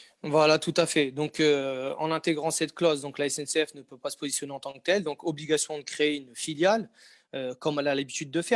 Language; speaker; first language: French; native; French